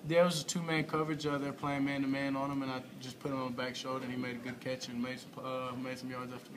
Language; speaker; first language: English; native; English